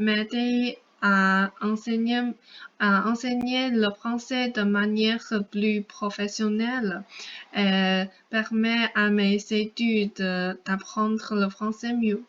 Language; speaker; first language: French; non-native, fluent; Chinese